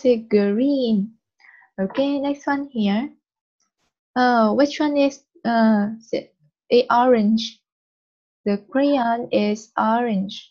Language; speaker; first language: English; non-native, learner; Vietnamese